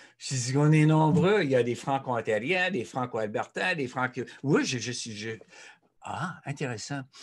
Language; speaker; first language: French; native; French